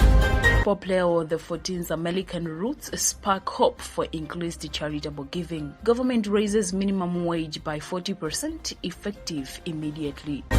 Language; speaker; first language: English; non-native, local second language; Nyanja